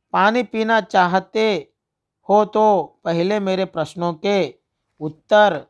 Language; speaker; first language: Hindi; non-native, local second language; Telugu